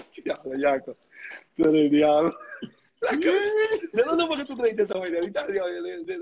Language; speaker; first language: Spanish; native; Spanish